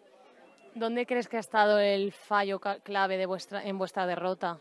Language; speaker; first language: Spanish; native; Spanish